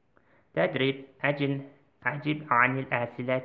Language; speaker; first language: Arabic; non-native, fluent; Uzbek